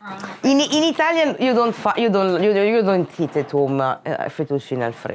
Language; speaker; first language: English; non-native, fluent; Italian